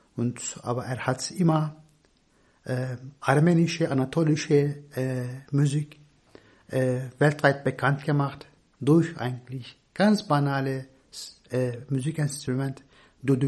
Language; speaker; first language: German; non-native, fluent; Turkish